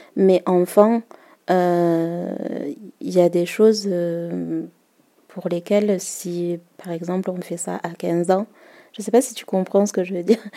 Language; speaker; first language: French; early bilingual, other home language; Malagasy